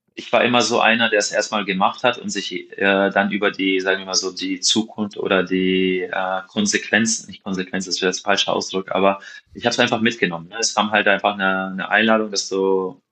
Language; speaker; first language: German; non-native, fluent; Slovenian